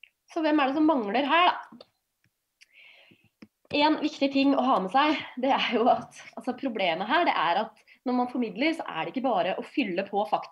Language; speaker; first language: Norwegian; native; Norwegian